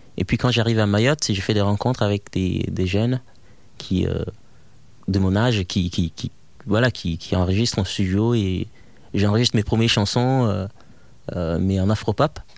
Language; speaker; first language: French; non-native, fluent; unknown